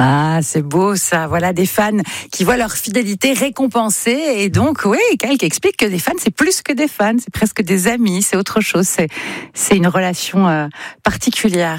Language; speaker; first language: French; native; French